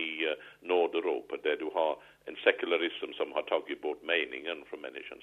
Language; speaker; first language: Swedish; non-native, fluent; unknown